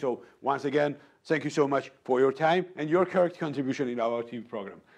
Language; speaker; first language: English; non-native, learner; Georgian